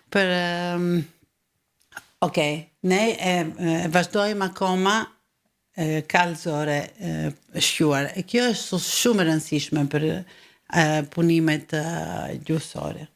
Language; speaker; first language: Albanian; early bilingual, heritage; Albanian